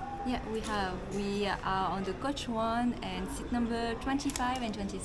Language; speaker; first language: English; non-native, fluent; French